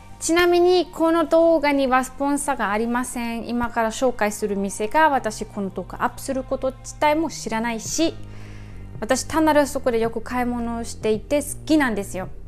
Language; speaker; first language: Japanese; non-native, fluent; English